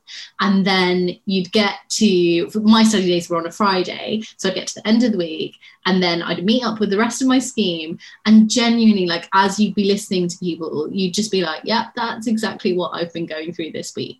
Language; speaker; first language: English; native; English